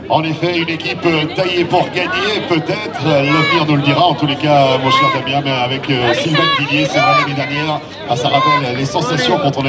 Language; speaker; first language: French; native; French